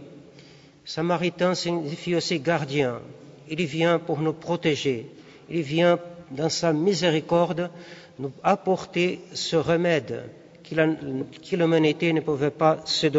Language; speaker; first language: French; non-native, fluent; Portuguese